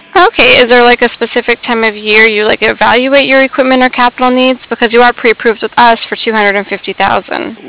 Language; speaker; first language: English; native; English